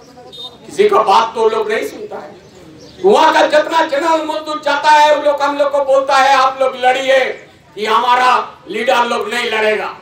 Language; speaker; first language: Hindi; non-native, local second language; Bangla